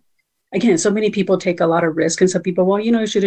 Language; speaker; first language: English; early bilingual, other home language; Spanish